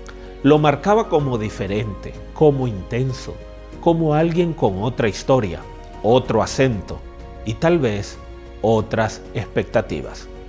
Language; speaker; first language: Spanish; native; Spanish